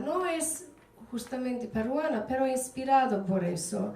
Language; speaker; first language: Spanish; non-native, fluent; English